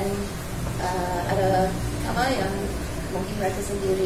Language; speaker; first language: Indonesian; non-native, fluent; English